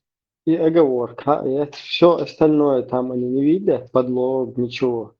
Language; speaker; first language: Russian; non-native, local second language; Chechen